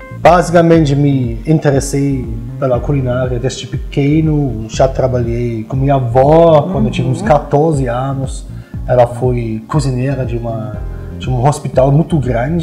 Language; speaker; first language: Portuguese; non-native, fluent; German